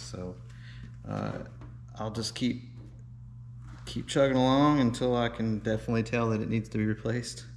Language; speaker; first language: English; native; English